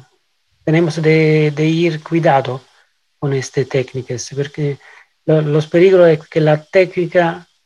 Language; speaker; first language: Spanish; non-native, learner; Italian